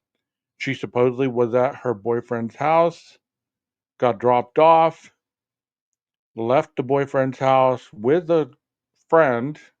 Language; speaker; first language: English; native; English